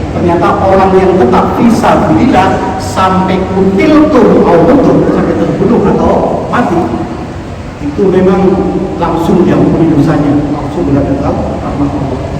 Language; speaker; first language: Indonesian; non-native, local second language; Javanese